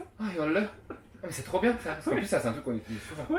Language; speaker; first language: French; native; French